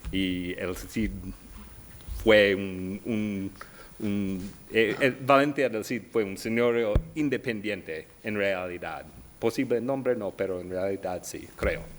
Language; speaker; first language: Spanish; non-native, learner; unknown